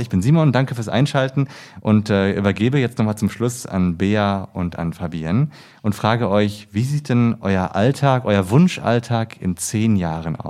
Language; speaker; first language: German; native; German